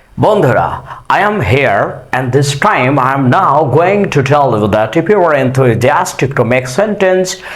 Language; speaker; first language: English; non-native, local second language; Bangla